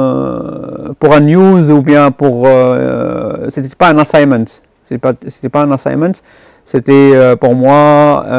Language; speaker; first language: French; non-native, local second language; Arabic